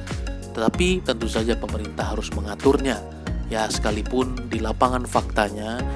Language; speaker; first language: Indonesian; native; Indonesian